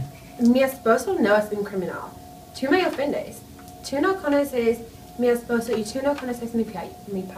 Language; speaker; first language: Spanish; non-native, learner; English